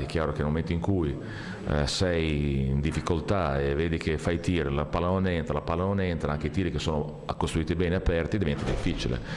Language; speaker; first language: Italian; native; Italian